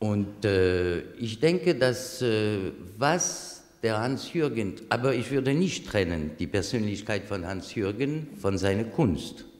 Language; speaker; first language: German; non-native, fluent; French